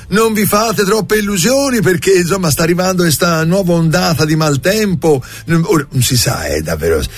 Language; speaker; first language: Italian; native; Italian